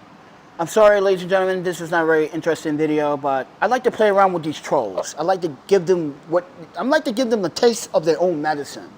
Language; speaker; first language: English; native; English